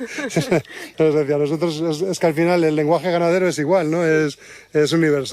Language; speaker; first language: Spanish; native; Spanish